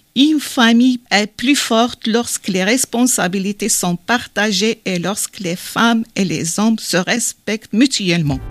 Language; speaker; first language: French; non-native, learner; Arabic